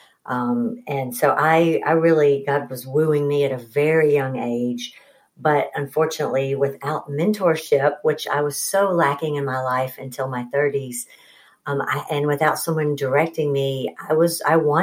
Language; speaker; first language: English; native; English